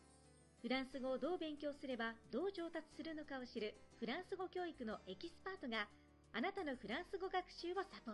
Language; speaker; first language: Japanese; native; Japanese